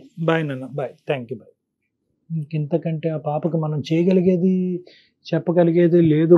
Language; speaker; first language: Telugu; native; Telugu